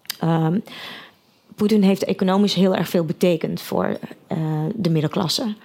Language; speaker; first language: Dutch; early bilingual, other home language; Russian